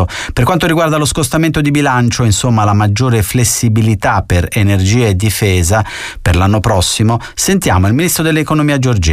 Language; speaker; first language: Italian; native; Italian